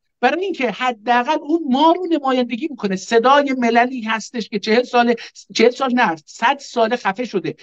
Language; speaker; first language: Persian; non-native, local second language; Azerbaijani